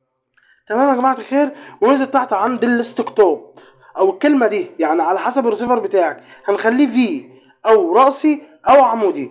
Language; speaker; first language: Arabic; native; Arabic